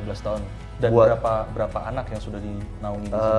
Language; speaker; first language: Indonesian; native; Indonesian